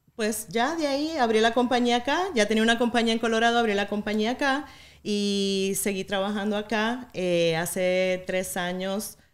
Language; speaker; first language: Spanish; native; Spanish